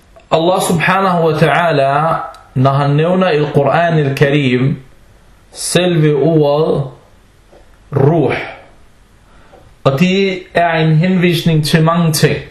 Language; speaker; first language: Danish; non-native, fluent; Arabic